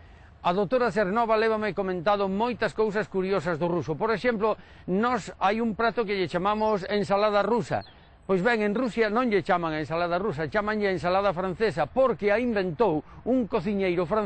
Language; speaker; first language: Galician; native; Galician